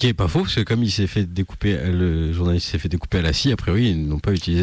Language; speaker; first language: French; native; French